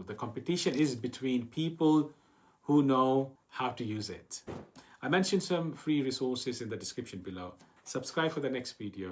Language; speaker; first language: English; non-native, fluent; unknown